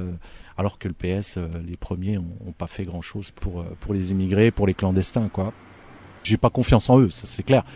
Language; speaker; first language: French; early bilingual, other home language; Arabic